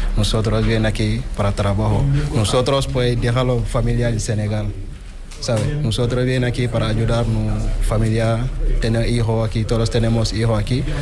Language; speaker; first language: Spanish; non-native, learner; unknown